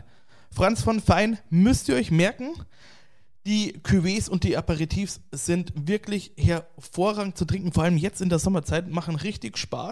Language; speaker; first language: German; native; German